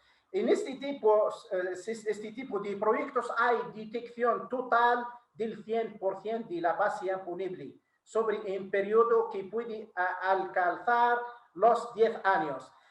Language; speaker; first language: Spanish; non-native, fluent; Arabic